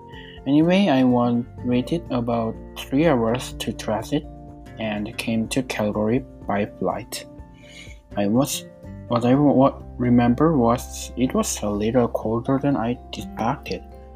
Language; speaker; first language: English; non-native, learner; Korean